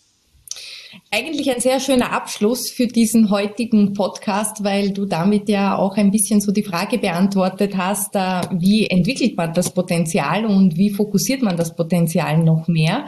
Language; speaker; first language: German; native; German